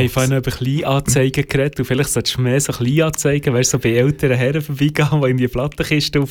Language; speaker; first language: German; native; German